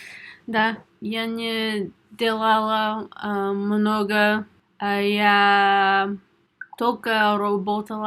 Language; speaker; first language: Russian; non-native, learner; English